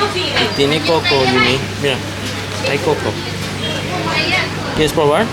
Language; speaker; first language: Spanish; non-native, learner; Korean